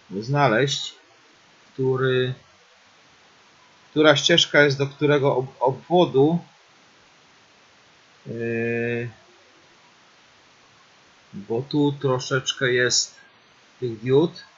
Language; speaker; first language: Polish; native; Polish